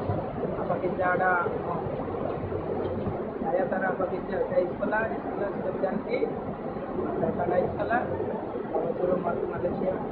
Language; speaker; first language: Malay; non-native, learner; Bangla